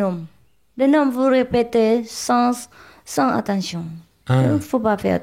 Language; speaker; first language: French; non-native, learner; Chinese